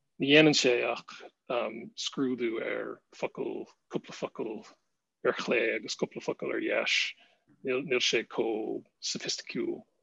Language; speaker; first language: Irish; non-native, fluent; English